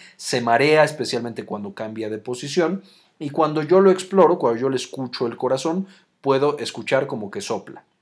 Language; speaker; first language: Spanish; native; Spanish